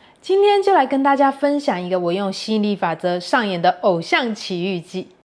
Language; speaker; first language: Chinese; native; Chinese